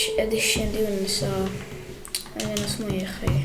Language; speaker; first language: Welsh; native; Welsh